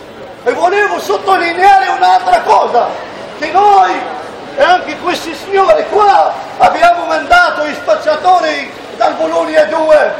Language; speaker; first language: Italian; non-native, fluent; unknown